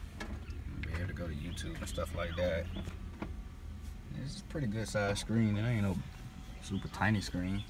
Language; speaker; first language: English; native; English